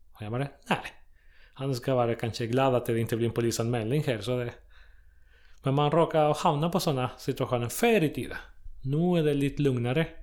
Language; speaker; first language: Swedish; non-native, fluent; Spanish